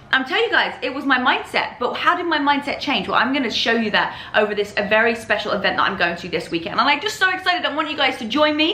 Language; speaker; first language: English; native; English